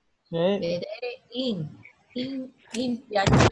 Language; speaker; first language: Italian; non-native, learner; Spanish